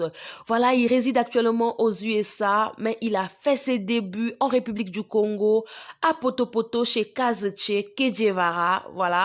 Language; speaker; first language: French; non-native, local second language; Lingala